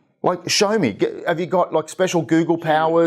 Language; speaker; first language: English; native; English